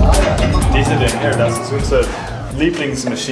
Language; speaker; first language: German; non-native, learner; English